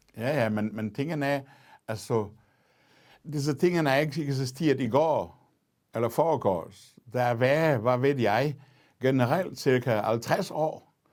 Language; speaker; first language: Danish; non-native, fluent; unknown